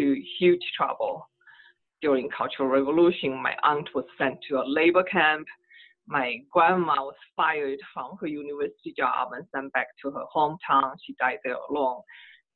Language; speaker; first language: English; non-native, fluent; Chinese